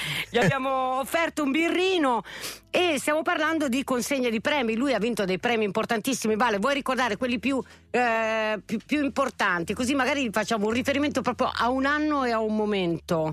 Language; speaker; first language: Italian; native; Italian